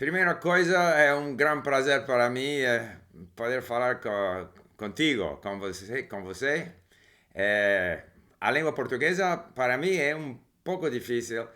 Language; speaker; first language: Portuguese; non-native, learner; English